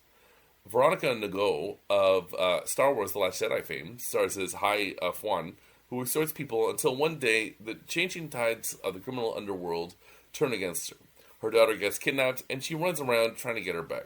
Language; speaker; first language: English; native; English